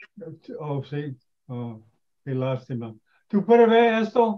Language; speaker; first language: Spanish; non-native, learner; English